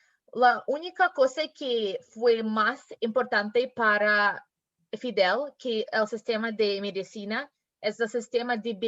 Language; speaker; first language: Spanish; non-native, learner; English